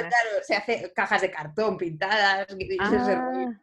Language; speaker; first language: Spanish; native; Spanish